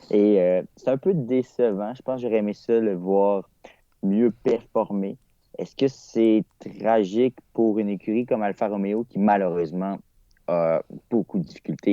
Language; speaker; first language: French; native; French